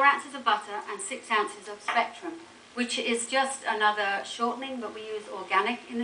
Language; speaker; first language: English; native; English